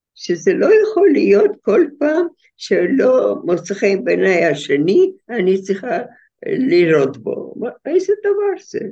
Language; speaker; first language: Hebrew; non-native, fluent; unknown